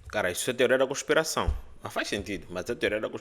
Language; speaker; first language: Portuguese; native; Portuguese